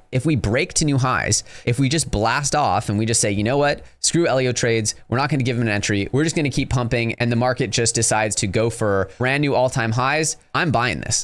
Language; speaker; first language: English; native; English